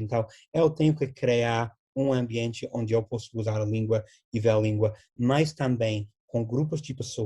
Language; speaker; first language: Portuguese; non-native, fluent; English